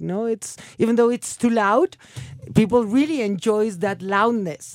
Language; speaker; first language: English; non-native, fluent; Spanish